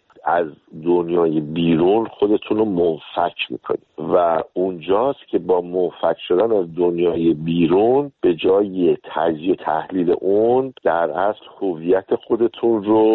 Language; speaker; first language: Persian; native; Persian